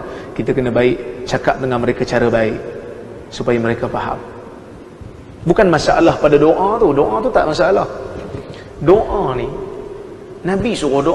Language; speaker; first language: Malay; native; Malay